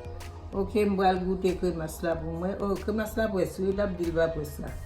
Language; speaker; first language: French; non-native, learner; Haitian Creole